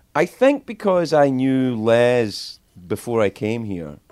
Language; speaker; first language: English; native; English